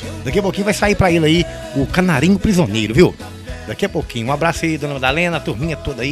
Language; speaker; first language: Portuguese; native; Portuguese